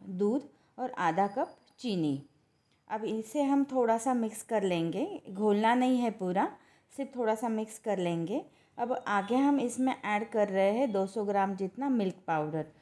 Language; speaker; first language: Hindi; non-native, local second language; Marathi